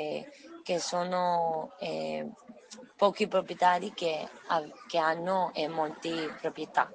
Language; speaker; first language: Italian; non-native, learner; Spanish